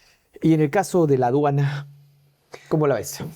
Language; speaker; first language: Spanish; native; Spanish